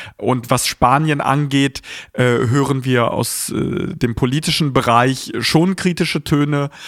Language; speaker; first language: German; early bilingual, other home language; Russian